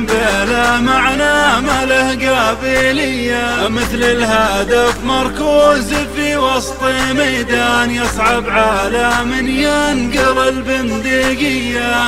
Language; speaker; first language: Arabic; native; Arabic